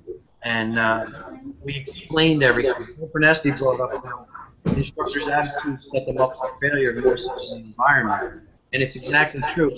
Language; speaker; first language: English; native; English